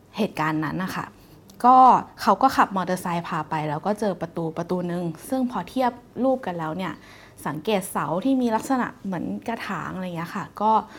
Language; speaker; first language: Thai; native; Thai